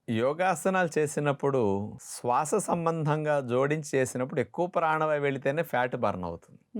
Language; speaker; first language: Telugu; native; Telugu